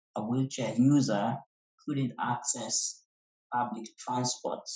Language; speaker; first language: English; non-native, local second language; Kikuyu